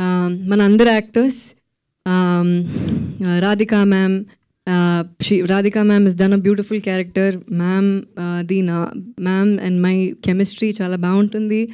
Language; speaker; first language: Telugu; non-native, fluent; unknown